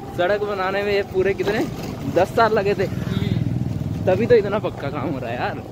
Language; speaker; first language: Hindi; native; Hindi